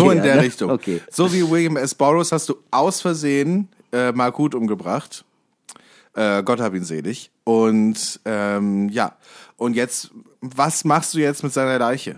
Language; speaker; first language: German; native; German